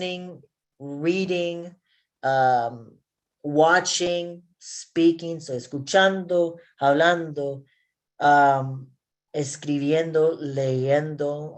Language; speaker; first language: Spanish; non-native, learner; English